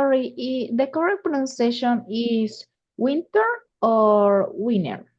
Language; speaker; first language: English; non-native, learner; Spanish